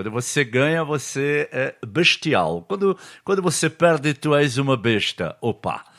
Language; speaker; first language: Portuguese; native; Portuguese